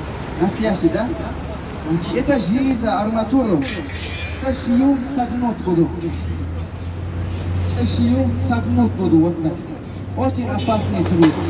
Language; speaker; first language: Russian; non-native, learner; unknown